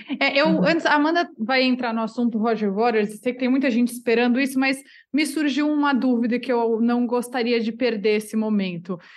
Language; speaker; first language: Portuguese; native; Portuguese